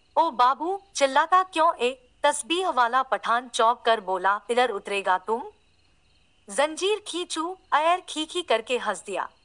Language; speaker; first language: Hindi; native; Hindi